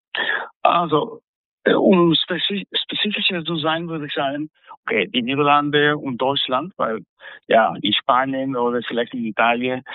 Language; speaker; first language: German; non-native, fluent; Spanish